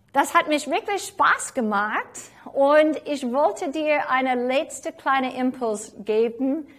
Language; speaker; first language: German; non-native, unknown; English